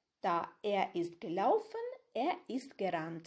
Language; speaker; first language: German; non-native, fluent; Ukrainian